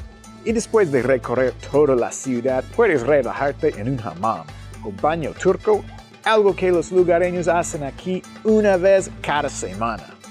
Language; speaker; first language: Spanish; non-native, fluent; English